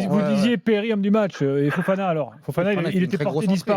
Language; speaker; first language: French; native; French